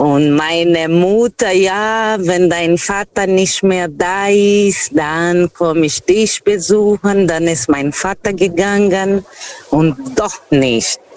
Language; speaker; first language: German; non-native, fluent; Portuguese